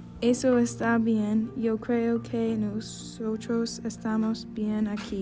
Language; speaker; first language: Spanish; non-native, learner; English